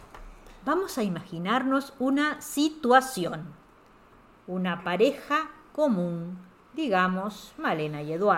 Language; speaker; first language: Spanish; native; Spanish